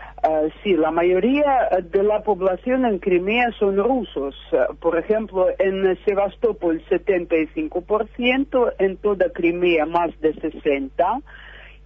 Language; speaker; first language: Spanish; non-native, fluent; Russian